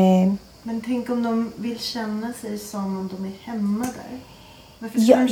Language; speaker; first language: Swedish; early bilingual, other home language; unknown